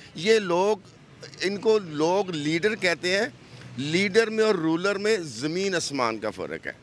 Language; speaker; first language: Urdu; non-native, local second language; Punjabi